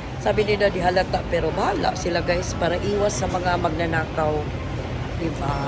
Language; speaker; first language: Filipino; native; Filipino